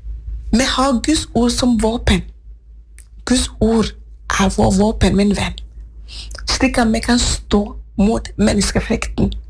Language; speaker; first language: Norwegian; non-native, fluent; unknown